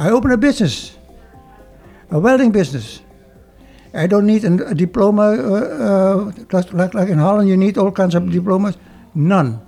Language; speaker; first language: English; non-native, fluent; Dutch